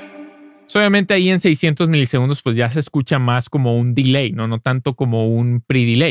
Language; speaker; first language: Spanish; native; Spanish